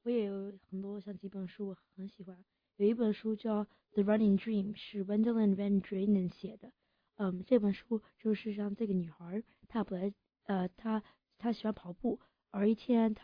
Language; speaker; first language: Chinese; early bilingual, heritage; English